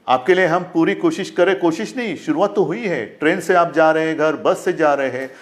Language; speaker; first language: Hindi; non-native, local second language; Marathi